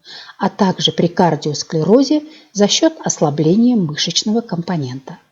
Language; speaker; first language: Russian; native; Russian